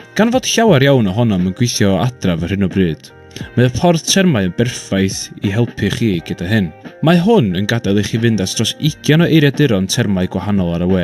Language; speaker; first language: Welsh; native; Welsh